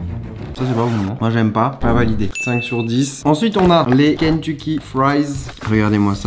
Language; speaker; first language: French; native; French